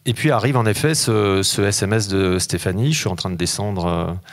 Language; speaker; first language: French; native; French